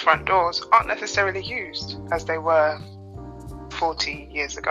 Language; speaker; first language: English; native; English